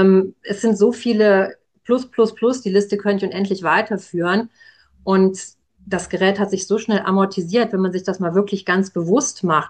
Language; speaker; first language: German; native; German